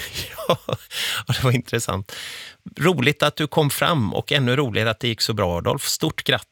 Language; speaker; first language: Swedish; native; Swedish